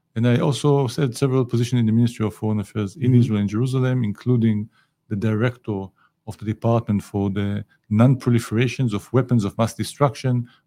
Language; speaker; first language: English; non-native, fluent; Hebrew